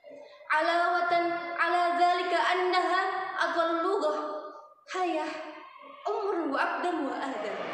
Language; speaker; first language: Arabic; non-native, fluent; Indonesian